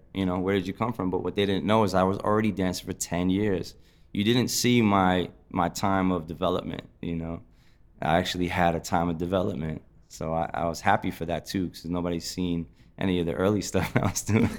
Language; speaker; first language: English; native; English